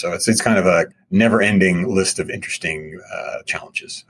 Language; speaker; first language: English; native; English